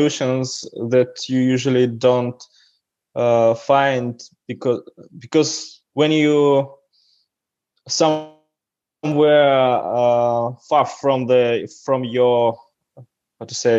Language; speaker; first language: English; non-native, learner; Russian